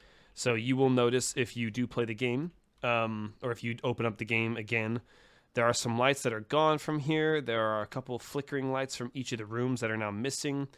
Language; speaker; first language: English; native; English